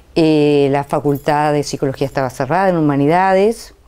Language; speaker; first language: Spanish; native; Spanish